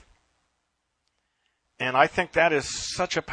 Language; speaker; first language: English; native; English